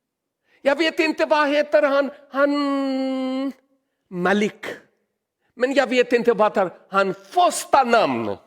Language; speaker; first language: Swedish; non-native, learner; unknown